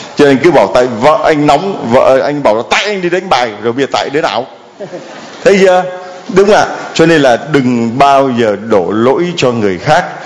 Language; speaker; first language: Vietnamese; native; Vietnamese